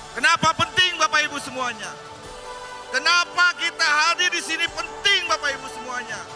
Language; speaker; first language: Indonesian; native; Indonesian